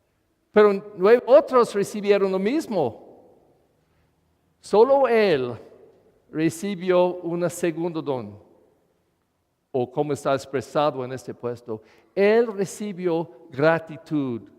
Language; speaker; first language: Spanish; non-native, learner; English